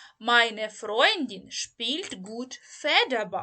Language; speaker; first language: German; non-native, learner; Ukrainian